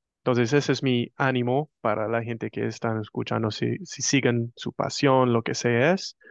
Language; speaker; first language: Spanish; non-native, fluent; English